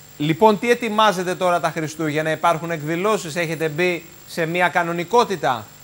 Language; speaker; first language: Greek; native; Greek